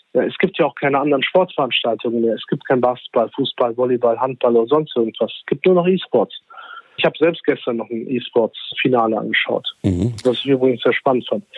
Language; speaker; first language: German; early bilingual, other home language; Turkish